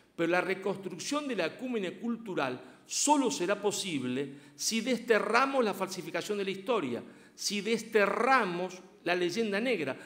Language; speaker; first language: Spanish; native; Spanish